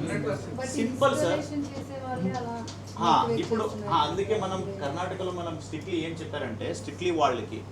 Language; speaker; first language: Telugu; non-native, learner; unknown